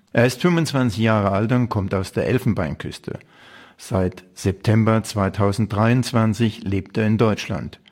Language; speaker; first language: German; native; German